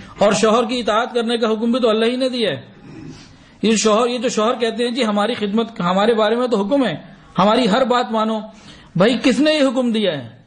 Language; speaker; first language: Urdu; non-native, local second language; Punjabi